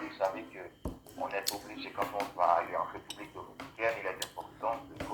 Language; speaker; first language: French; non-native, local second language; Haitian Creole